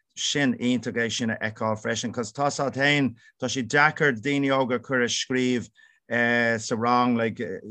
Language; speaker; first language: Irish; non-native, local second language; English